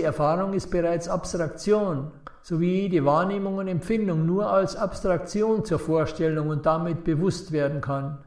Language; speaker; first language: German; native; German